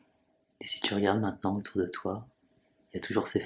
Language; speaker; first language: French; native; French